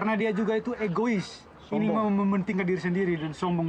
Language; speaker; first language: Indonesian; native; Indonesian